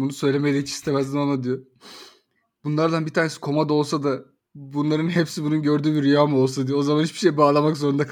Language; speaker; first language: Turkish; native; Turkish